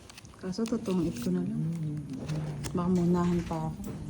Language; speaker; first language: Filipino; native; Filipino